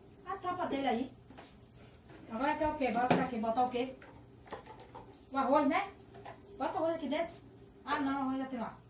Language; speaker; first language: Portuguese; native; Portuguese